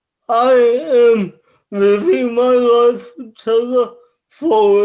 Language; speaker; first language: English; native; English